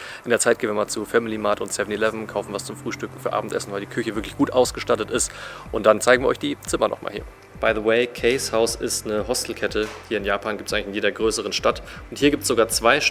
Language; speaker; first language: German; native; German